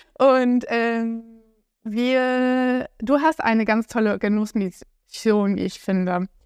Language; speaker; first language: German; native; German